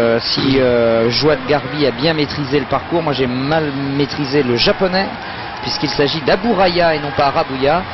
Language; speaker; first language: French; native; French